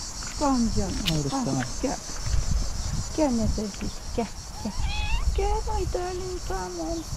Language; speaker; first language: English; non-native, learner; Turkish